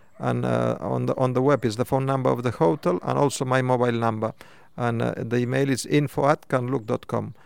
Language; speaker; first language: English; non-native, fluent; Spanish